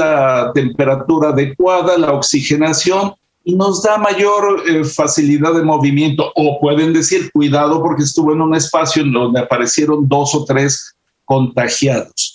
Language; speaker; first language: Spanish; native; Spanish